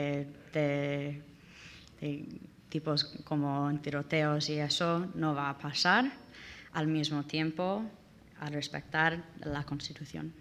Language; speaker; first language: Spanish; non-native, learner; English